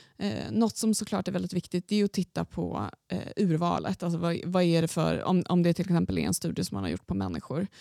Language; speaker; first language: Swedish; native; Swedish